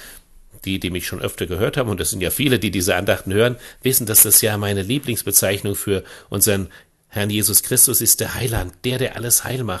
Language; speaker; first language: German; native; German